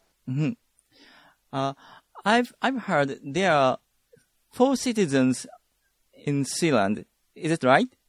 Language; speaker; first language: English; non-native, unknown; Japanese